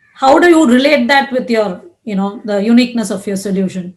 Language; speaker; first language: English; non-native, local second language; Tamil